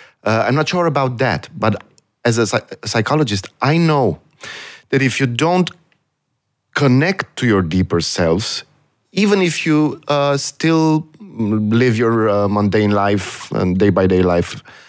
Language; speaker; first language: English; non-native, fluent; Romanian